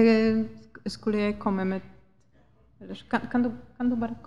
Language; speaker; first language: Norwegian; non-native, fluent; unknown